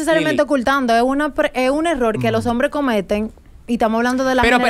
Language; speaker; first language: Spanish; native; Spanish